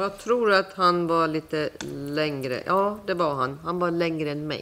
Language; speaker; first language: Swedish; non-native, fluent; Persian